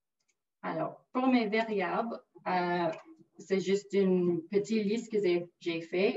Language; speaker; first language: French; non-native, local second language; English